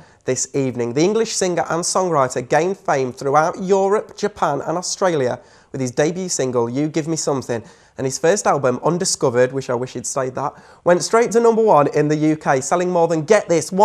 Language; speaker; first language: English; native; English